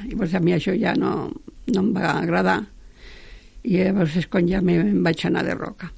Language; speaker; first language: Catalan; non-native, local second language; Spanish